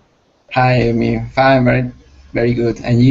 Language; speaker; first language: English; non-native, learner; Spanish